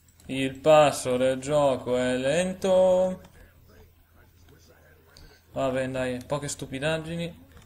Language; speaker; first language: Italian; native; Italian